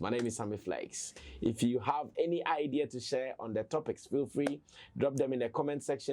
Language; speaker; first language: English; non-native, local second language; Akan